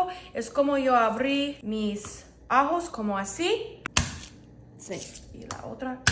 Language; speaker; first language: Spanish; non-native, learner; English